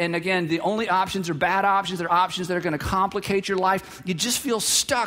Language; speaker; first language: English; native; English